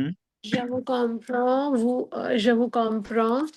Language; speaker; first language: French; non-native, learner; Hindi